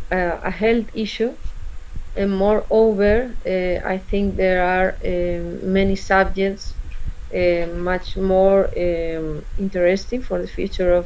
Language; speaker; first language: English; non-native, learner; Spanish